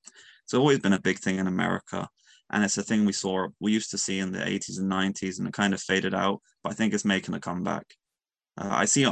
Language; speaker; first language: English; native; English